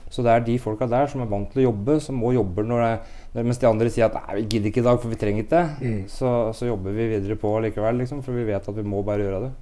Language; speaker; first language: Norwegian; native; Norwegian